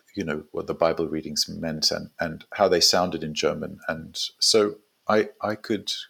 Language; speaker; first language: English; native; English